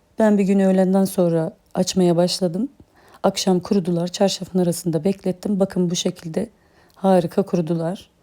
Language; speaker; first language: Turkish; native; Turkish